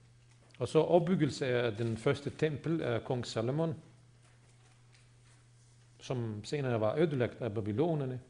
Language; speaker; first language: Swedish; non-native, fluent; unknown